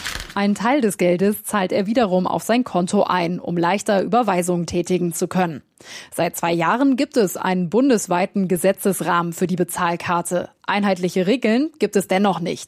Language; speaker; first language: German; native; German